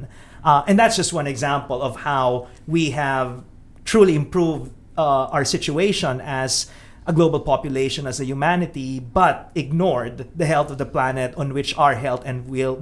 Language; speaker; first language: English; non-native, local second language; Filipino